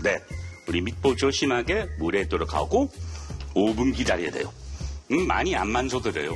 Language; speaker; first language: Korean; non-native, learner; English